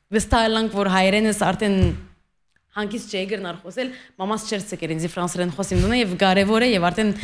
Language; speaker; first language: Armenian; early bilingual, heritage; Armenian